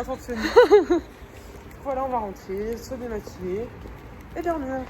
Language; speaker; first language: French; native; French